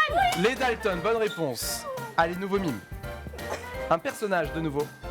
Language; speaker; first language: French; native; French